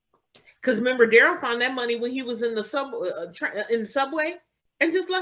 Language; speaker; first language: English; native; English